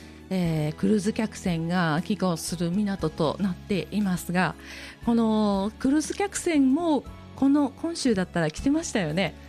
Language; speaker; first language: Japanese; native; Japanese